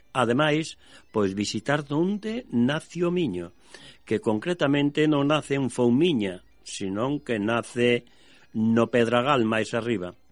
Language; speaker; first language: Galician; native; Galician